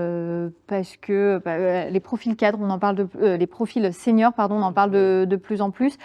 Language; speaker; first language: French; native; French